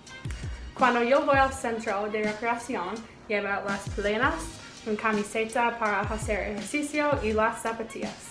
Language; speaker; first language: Spanish; non-native, learner; English